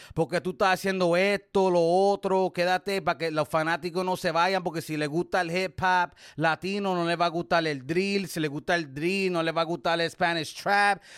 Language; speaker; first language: Spanish; early bilingual, heritage; Spanish